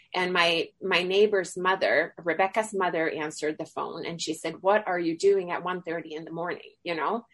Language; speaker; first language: English; early bilingual, other home language; Swedish